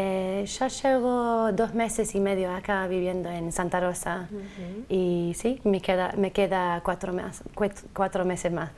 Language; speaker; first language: Spanish; non-native, fluent; English